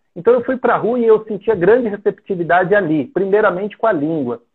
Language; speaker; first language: Portuguese; native; Portuguese